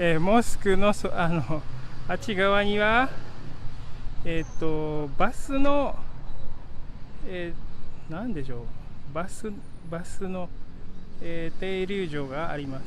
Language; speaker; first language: Japanese; non-native, fluent; Indonesian